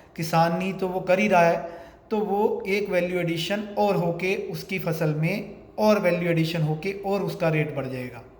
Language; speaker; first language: Hindi; native; Hindi